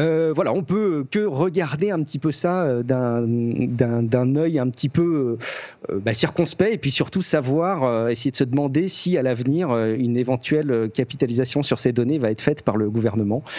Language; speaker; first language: French; native; French